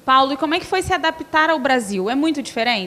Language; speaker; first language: Portuguese; native; Portuguese